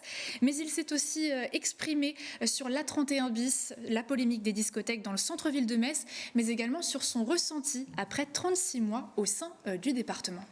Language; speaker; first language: French; native; French